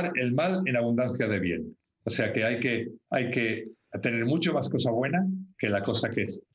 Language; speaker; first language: Spanish; native; Spanish